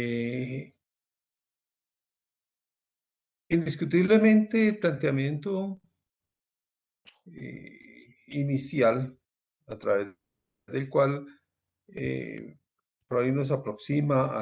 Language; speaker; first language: Spanish; native; Spanish